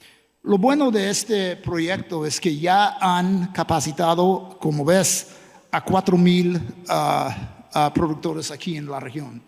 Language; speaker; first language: Spanish; non-native, fluent; English